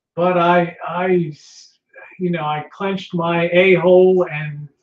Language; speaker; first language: English; native; English